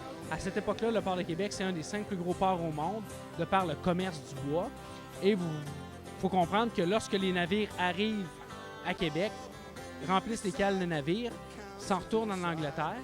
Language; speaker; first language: French; native; French